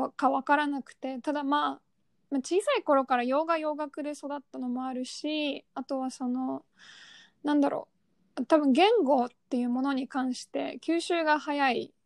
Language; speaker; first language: Japanese; early bilingual, other home language; Russian